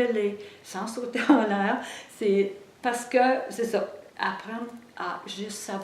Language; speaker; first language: French; native; French